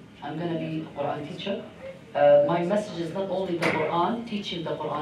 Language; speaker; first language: English; non-native, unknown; Arabic